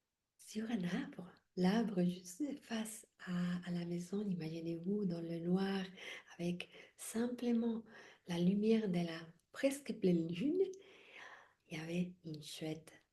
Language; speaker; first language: French; non-native, fluent; Spanish